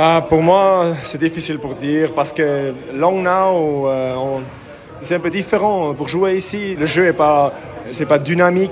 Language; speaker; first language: French; non-native, learner; English